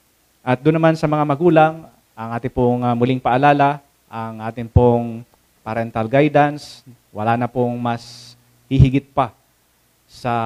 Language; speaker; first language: Filipino; native; Filipino